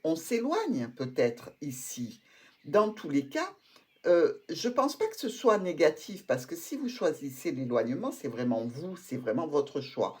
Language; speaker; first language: French; native; French